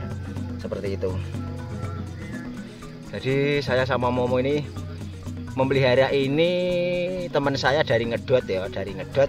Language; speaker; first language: Indonesian; non-native, local second language; Javanese